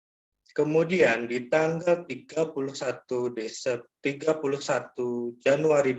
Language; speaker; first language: Indonesian; native; Indonesian